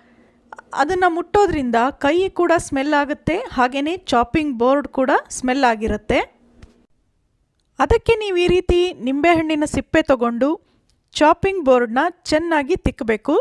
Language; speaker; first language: Kannada; native; Kannada